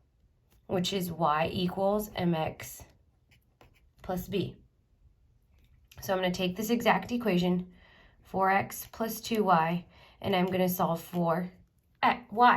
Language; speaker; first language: English; native; English